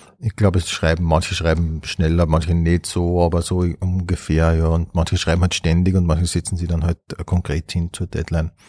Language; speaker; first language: German; native; German